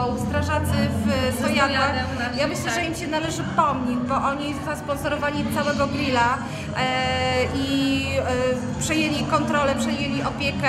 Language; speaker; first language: Polish; native; Polish